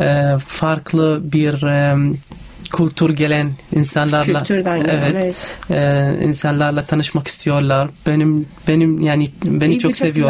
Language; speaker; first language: Turkish; non-native, learner; Arabic